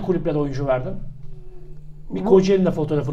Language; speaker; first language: Turkish; native; Turkish